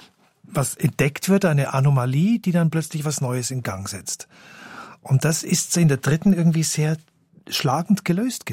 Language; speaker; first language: German; native; German